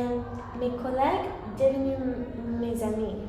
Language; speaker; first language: French; non-native, learner; English